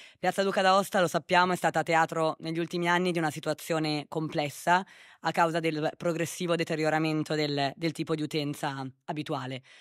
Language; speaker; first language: Italian; native; Italian